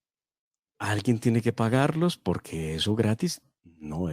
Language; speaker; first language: Spanish; native; Spanish